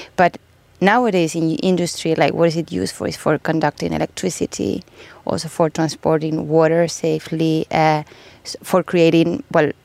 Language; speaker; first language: English; non-native, fluent; Spanish